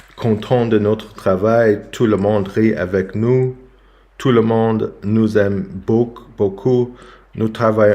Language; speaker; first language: French; non-native, learner; English